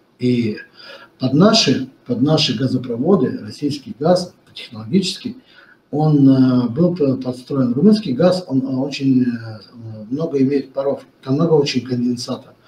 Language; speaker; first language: Russian; non-native, local second language; Romanian